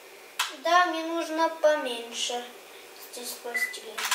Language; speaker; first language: Russian; early bilingual, heritage; Russian